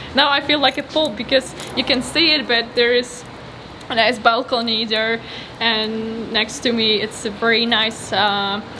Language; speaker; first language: English; non-native, fluent; Polish